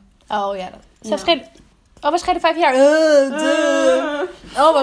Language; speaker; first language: Dutch; native; Dutch